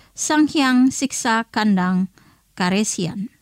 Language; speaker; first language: German; non-native, fluent; Indonesian